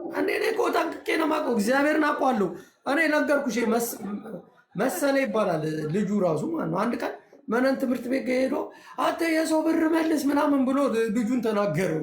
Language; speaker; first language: Amharic; native; Amharic